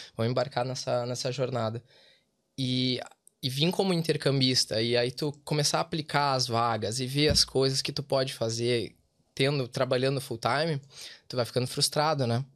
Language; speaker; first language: Portuguese; native; Portuguese